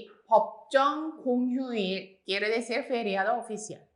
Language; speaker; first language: Spanish; non-native, fluent; Korean